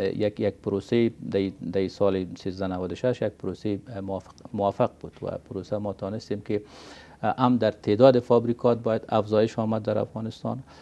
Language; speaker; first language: Persian; native; Persian